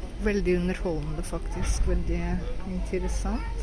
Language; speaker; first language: Norwegian; non-native, fluent; Russian